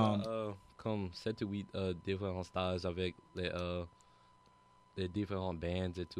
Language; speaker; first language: French; non-native, local second language; English